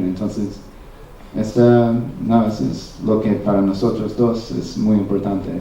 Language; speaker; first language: Spanish; non-native, fluent; English